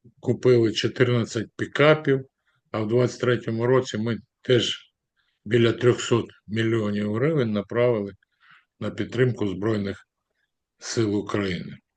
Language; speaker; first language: Ukrainian; non-native, local second language; Russian